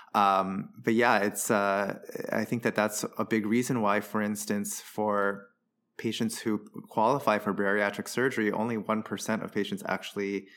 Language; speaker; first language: English; early bilingual, other home language; Chinese